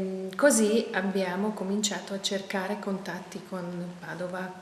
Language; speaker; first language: Italian; non-native, fluent; Hungarian